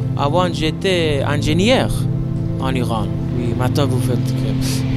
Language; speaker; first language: French; non-native, learner; Persian